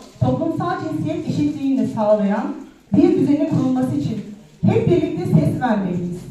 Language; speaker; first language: Turkish; native; Turkish